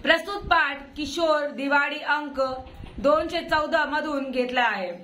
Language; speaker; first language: Hindi; non-native, local second language; Marathi